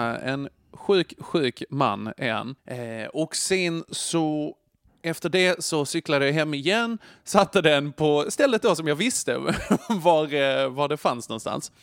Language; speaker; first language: Swedish; native; Swedish